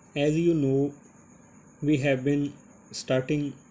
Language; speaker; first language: English; non-native, local second language; Punjabi